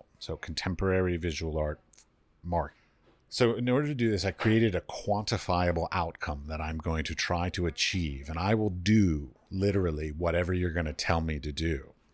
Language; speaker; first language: English; native; English